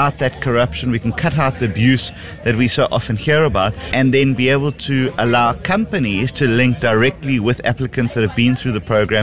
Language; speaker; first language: English; native; English